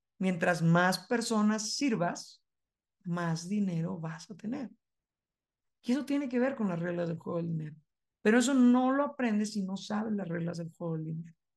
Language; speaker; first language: Spanish; native; Spanish